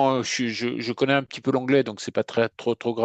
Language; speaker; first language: French; native; French